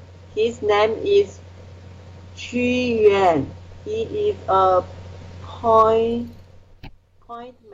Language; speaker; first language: English; non-native, learner; Chinese